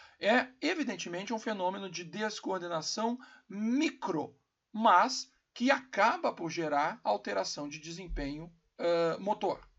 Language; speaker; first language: Portuguese; native; Portuguese